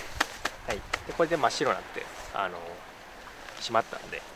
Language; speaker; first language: Japanese; native; Japanese